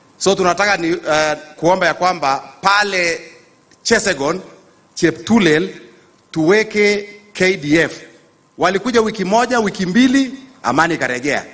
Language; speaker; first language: Swahili; non-native, local second language; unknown